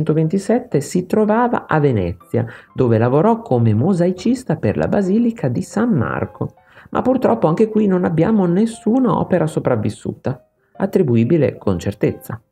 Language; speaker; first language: Italian; native; Italian